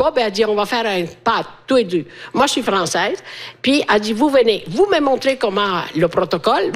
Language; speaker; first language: French; non-native, fluent; Italian